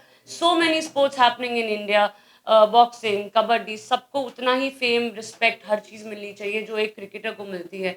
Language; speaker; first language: Hindi; native; Hindi